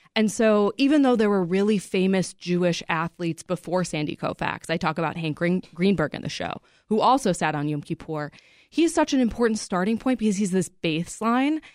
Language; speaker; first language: English; native; English